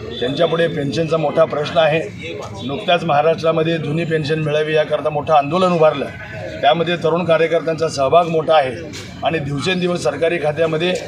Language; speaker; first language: Marathi; native; Marathi